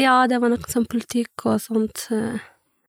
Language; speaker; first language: Norwegian; early bilingual, other home language; Persian